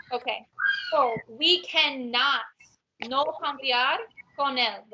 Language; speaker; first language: Spanish; non-native, learner; English